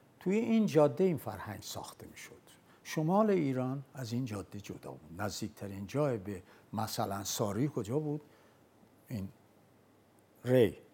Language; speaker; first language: Persian; non-native, local second language; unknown